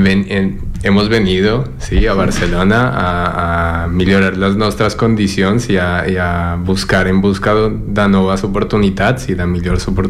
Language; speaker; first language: Catalan; non-native, learner; Spanish